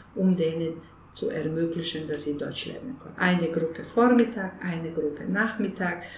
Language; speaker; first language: German; non-native, fluent; Bosnian